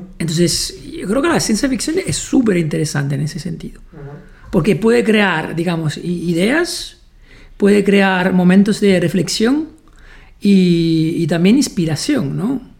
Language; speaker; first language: Spanish; non-native, fluent; Italian